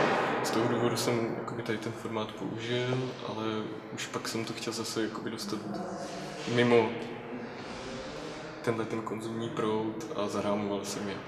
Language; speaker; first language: Czech; native; Czech